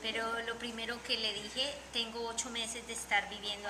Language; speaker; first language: Spanish; native; Spanish